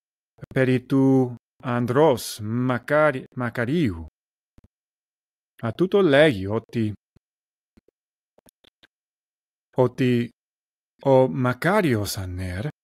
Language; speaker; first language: Greek; non-native, learner; English